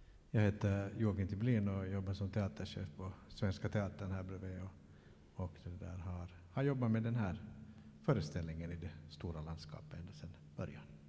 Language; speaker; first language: Swedish; native; Swedish